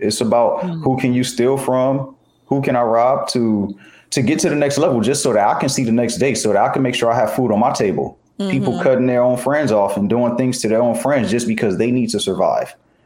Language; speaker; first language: English; native; English